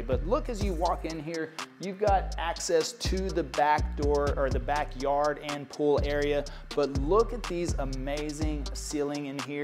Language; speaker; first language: English; native; English